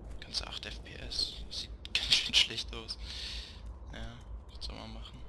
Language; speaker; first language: German; native; German